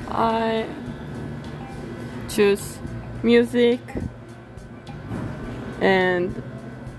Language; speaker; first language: English; non-native, learner; Japanese